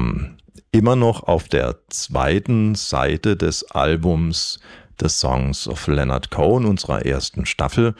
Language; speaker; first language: German; native; German